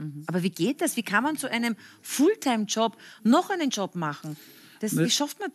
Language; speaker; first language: German; native; German